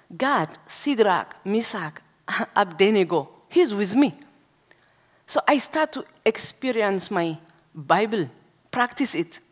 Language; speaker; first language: English; non-native, learner; Tigrinya